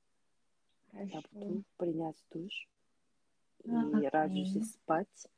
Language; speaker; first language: Russian; non-native, learner; Korean